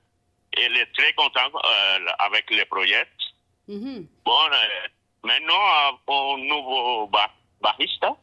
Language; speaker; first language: French; non-native, learner; Spanish